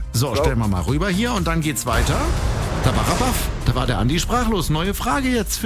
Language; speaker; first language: German; native; German